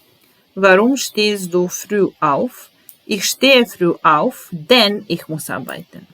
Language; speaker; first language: German; non-native, fluent; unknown